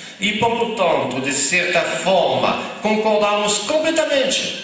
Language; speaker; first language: Spanish; non-native, fluent; French